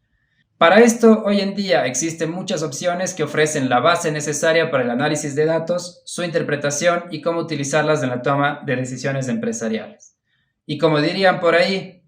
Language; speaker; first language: Spanish; native; Spanish